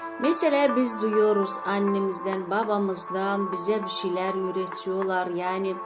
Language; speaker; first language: Turkish; non-native, fluent; Azerbaijani